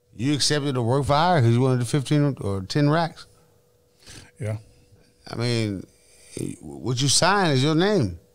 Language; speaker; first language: English; native; English